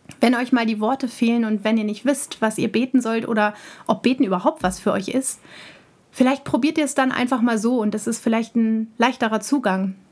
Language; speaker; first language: German; native; German